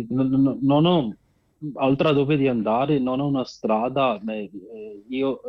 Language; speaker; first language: Italian; non-native, learner; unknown